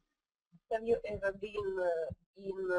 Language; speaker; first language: English; non-native, learner; Russian